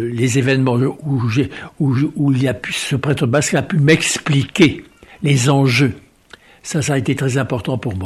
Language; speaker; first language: French; native; French